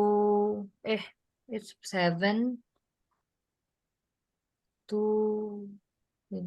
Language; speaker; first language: English; non-native, learner; Indonesian